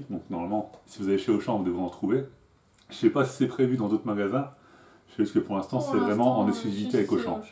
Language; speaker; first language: French; native; French